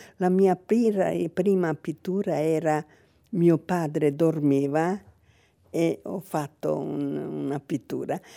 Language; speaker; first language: Italian; non-native, fluent; Hungarian